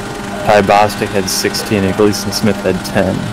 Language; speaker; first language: English; native; English